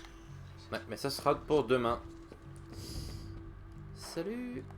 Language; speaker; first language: French; native; French